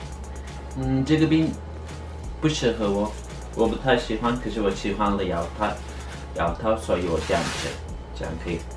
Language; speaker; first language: Chinese; non-native, learner; Turkish